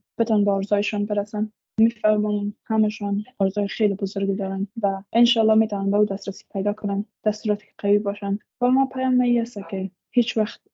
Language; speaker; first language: Persian; native; Persian